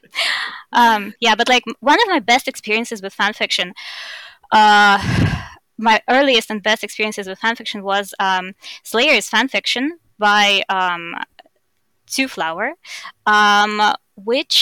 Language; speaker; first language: English; non-native, fluent; Russian